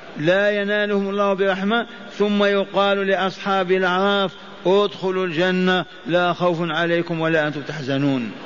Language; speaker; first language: Arabic; native; Arabic